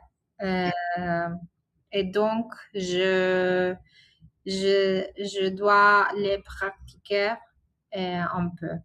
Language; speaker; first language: French; non-native, learner; Italian